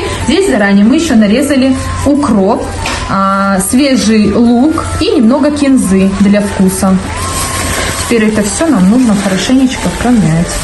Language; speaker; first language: Russian; native; Russian